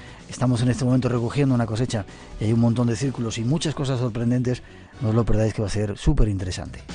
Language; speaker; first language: Spanish; native; Spanish